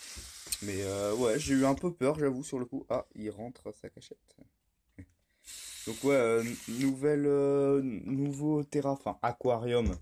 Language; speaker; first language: French; native; French